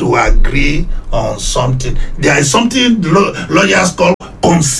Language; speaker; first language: English; non-native, local second language; Yoruba